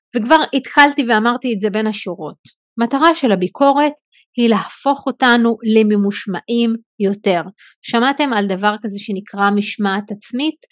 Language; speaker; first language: Hebrew; non-native, local second language; Arabic